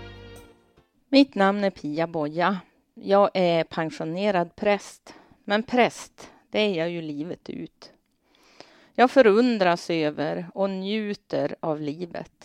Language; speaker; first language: Swedish; native; Swedish